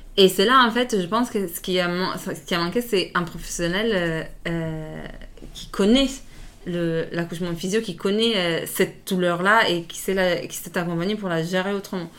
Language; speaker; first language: French; non-native, fluent; Italian